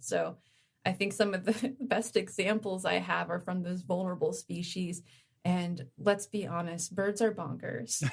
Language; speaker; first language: English; native; English